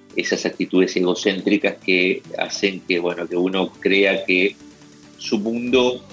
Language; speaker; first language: Spanish; native; Spanish